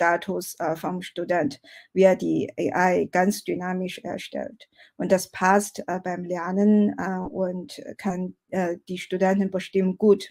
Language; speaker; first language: German; non-native, fluent; Chinese